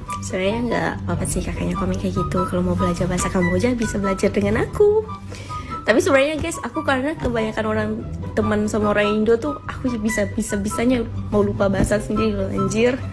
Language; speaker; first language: Indonesian; non-native, fluent; Khmer